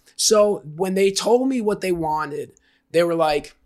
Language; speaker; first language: English; native; English